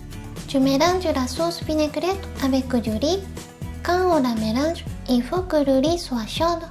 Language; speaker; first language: French; non-native, fluent; Japanese